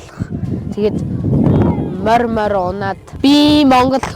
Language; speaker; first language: Mongolian; early bilingual, heritage; Mongolian